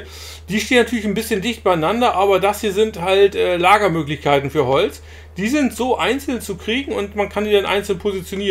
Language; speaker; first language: German; native; German